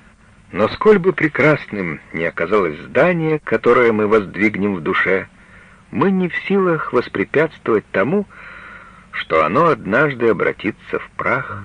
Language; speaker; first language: Russian; native; Russian